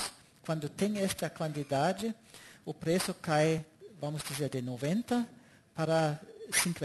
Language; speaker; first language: Portuguese; non-native, fluent; German